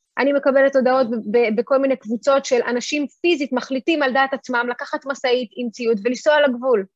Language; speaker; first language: Hebrew; early bilingual, other home language; Russian